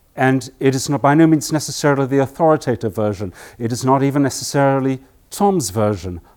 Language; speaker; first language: English; native; English